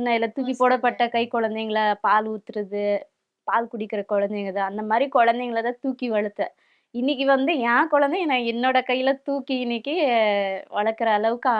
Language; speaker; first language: Tamil; non-native, local second language; Kannada